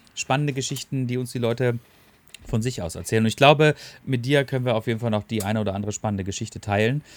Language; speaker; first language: German; native; German